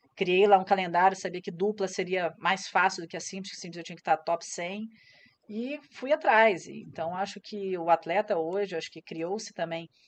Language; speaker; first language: Portuguese; native; Portuguese